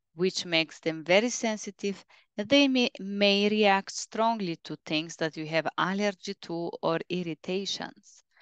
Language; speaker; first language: English; non-native, fluent; Bulgarian